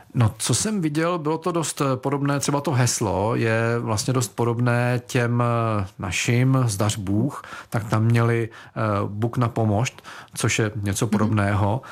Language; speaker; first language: Czech; native; Czech